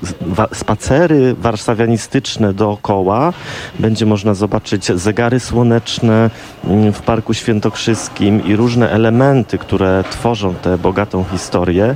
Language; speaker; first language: Polish; native; Polish